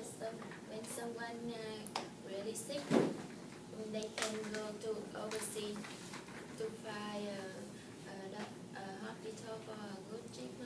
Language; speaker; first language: English; non-native, learner; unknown